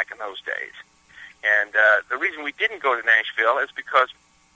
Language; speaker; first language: English; native; English